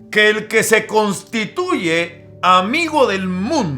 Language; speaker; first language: Spanish; native; Spanish